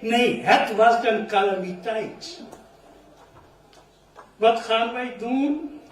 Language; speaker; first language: Dutch; non-native, fluent; Urdu